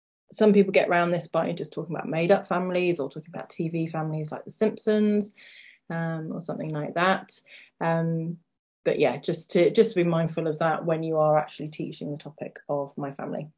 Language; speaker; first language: English; native; English